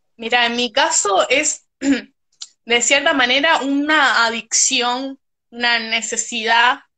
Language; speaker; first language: Spanish; native; Spanish